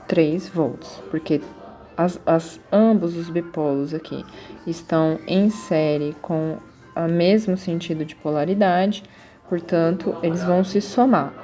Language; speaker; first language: Portuguese; native; Portuguese